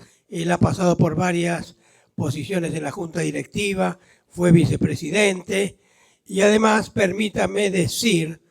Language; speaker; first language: Spanish; native; Spanish